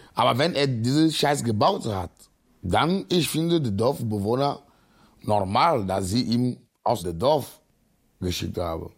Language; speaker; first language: German; non-native, learner; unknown